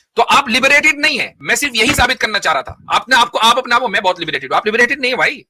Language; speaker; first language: Hindi; native; Hindi